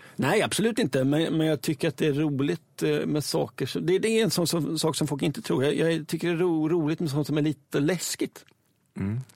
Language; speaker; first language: Swedish; native; Swedish